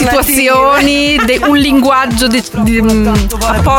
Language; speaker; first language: Italian; native; Italian